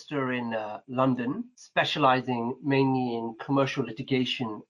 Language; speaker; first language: English; native; English